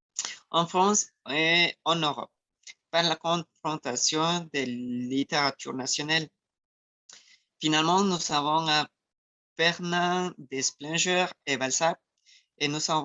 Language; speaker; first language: French; non-native, learner; Spanish